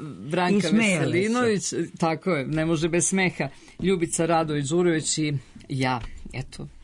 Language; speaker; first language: Serbian; native; Serbian